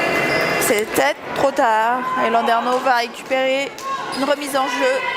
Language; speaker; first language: French; native; French